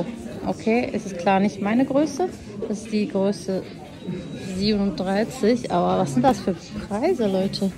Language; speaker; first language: German; early bilingual, other home language; Turkish